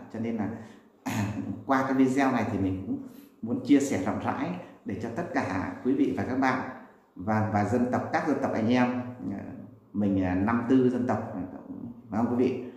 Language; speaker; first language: Vietnamese; non-native, local second language; Muong